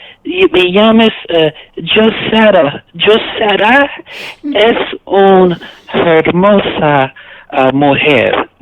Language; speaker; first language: Spanish; non-native, learner; English